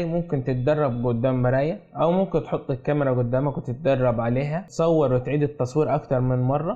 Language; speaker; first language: Arabic; native; Arabic